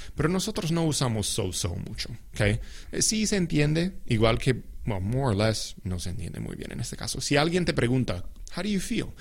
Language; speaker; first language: Spanish; non-native, fluent; English